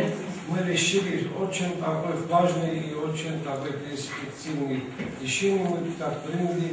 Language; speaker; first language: Russian; non-native, local second language; Armenian